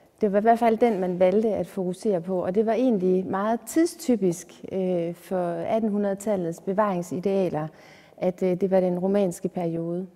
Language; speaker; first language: Danish; native; Danish